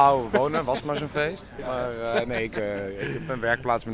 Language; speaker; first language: Dutch; native; Dutch